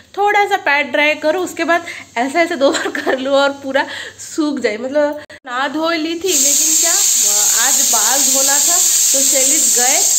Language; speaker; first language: Hindi; non-native, local second language; Odia